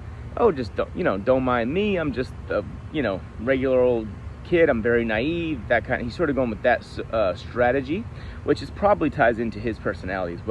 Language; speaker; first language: English; native; English